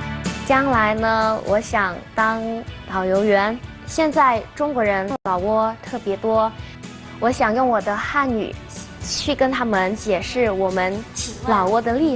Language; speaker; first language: Chinese; non-native, learner; Lao